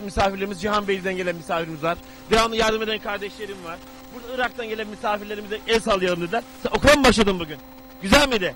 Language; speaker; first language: Turkish; native; Turkish